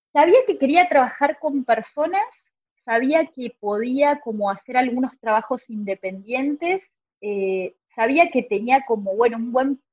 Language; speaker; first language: Spanish; native; Spanish